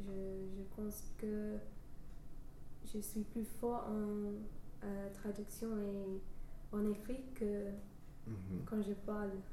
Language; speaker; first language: French; non-native, fluent; English